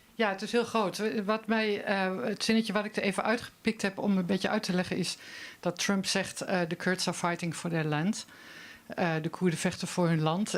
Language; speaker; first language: Dutch; native; Dutch